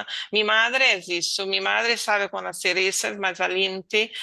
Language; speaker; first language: Spanish; non-native, learner; Portuguese